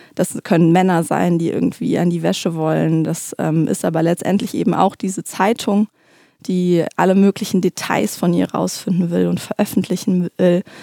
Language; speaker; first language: German; native; German